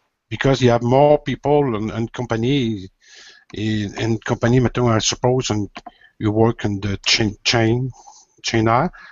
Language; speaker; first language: English; non-native, learner; French